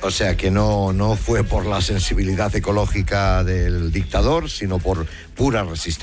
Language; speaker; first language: Spanish; native; Spanish